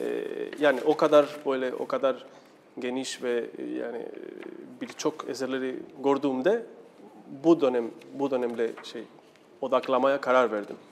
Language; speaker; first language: Turkish; non-native, fluent; Spanish